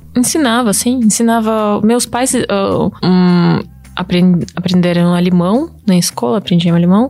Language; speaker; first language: Portuguese; non-native, fluent; Russian